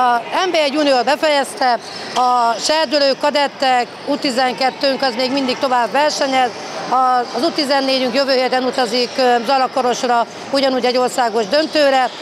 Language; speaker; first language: Hungarian; native; Hungarian